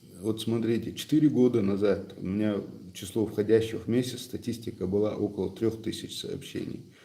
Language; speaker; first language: Russian; non-native, local second language; Chechen